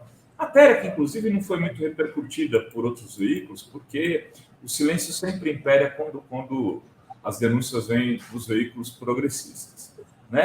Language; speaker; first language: Portuguese; native; Portuguese